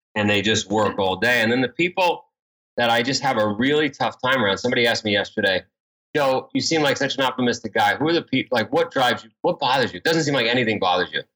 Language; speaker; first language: English; native; English